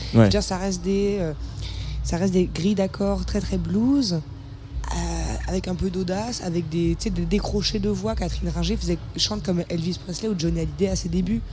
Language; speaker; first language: French; native; French